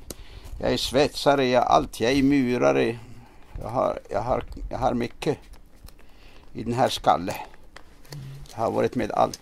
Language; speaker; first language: Swedish; non-native, fluent; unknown